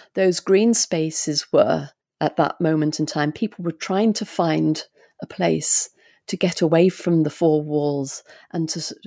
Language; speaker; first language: English; native; English